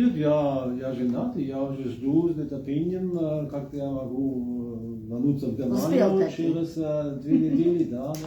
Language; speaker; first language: Russian; non-native, fluent; German